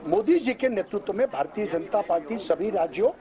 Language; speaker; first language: Hindi; non-native, local second language; Gujarati